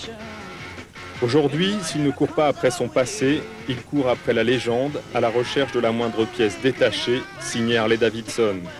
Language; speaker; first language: French; native; French